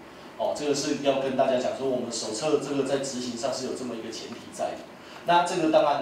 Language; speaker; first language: Chinese; native; Chinese